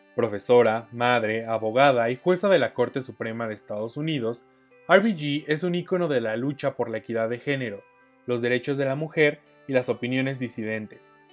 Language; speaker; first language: Spanish; native; Spanish